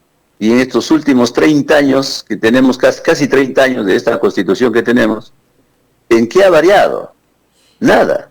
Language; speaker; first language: Spanish; native; Spanish